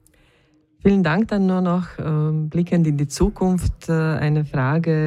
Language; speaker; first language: German; native; German